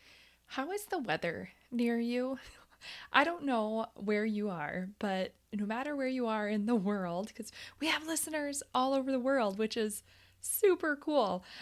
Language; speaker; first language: English; native; English